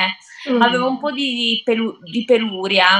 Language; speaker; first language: Italian; native; Italian